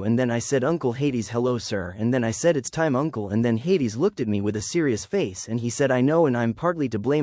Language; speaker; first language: English; native; English